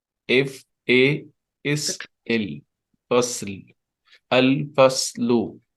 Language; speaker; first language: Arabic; non-native, fluent; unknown